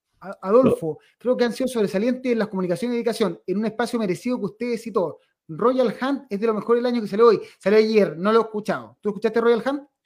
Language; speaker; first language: Spanish; native; Spanish